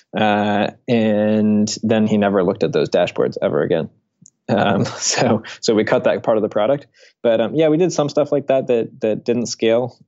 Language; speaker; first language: English; native; English